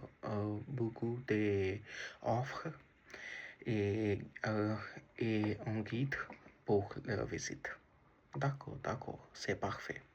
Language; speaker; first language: French; non-native, learner; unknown